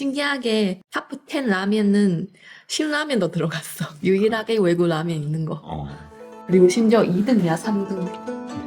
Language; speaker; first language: Korean; non-native, fluent; Chinese